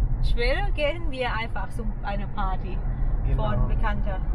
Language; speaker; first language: German; non-native, learner; Thai